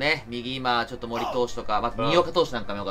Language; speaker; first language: Japanese; native; Japanese